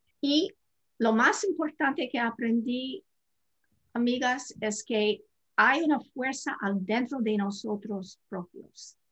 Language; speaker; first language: Spanish; non-native, fluent; English